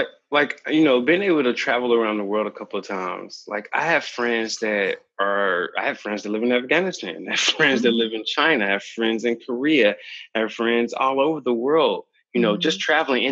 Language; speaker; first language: English; native; English